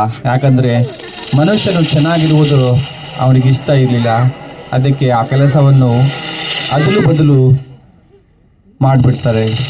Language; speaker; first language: Kannada; native; Kannada